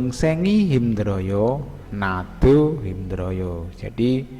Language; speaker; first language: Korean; non-native, learner; Indonesian